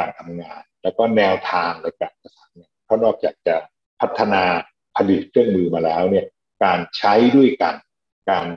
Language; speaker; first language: Thai; native; Thai